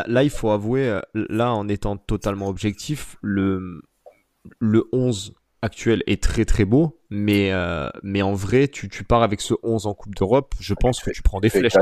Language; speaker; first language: French; native; French